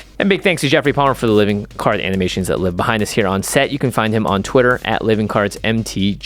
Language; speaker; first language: English; native; English